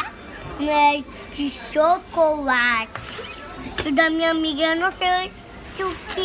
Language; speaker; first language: Portuguese; native; Portuguese